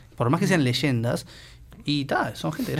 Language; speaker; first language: Spanish; native; Spanish